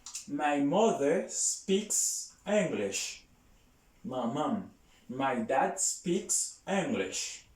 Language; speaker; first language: English; non-native, learner; Haitian Creole